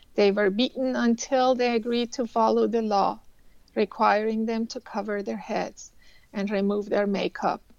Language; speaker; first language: English; early bilingual, other home language; Persian